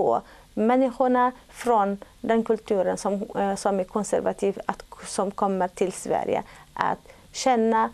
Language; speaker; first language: Swedish; non-native, fluent; Arabic